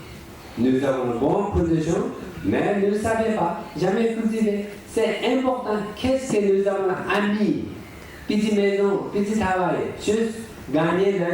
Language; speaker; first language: French; non-native, learner; Tibetan